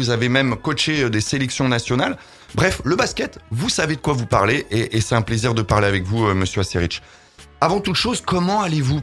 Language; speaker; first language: French; native; French